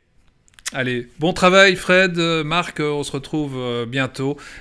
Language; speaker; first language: French; native; French